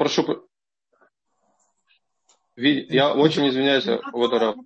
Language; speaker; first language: Russian; native; Russian